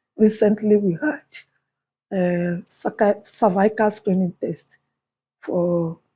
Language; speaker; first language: English; non-native, local second language; Yoruba